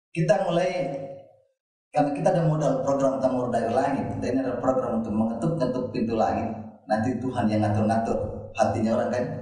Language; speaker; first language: Indonesian; native; Indonesian